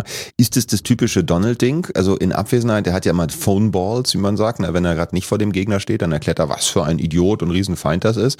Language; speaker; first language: German; native; German